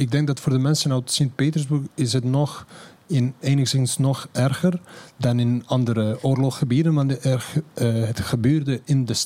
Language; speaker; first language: Dutch; non-native, fluent; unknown